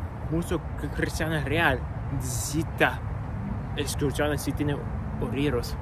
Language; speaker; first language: Spanish; non-native, learner; English